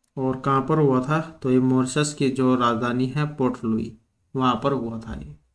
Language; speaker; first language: Hindi; native; Hindi